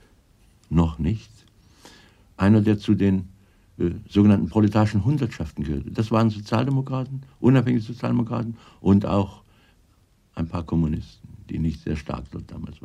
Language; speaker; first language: German; native; German